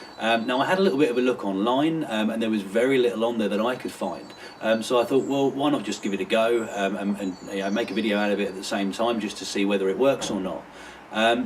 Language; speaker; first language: English; native; English